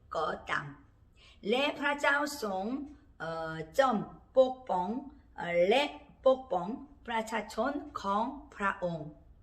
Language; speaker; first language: Thai; non-native, learner; Korean